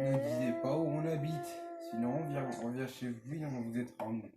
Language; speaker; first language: French; native; French